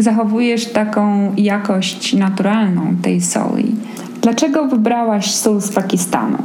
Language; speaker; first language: Polish; native; Polish